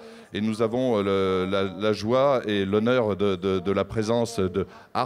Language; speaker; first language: French; native; French